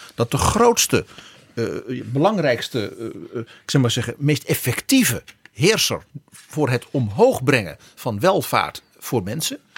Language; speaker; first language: Dutch; native; Dutch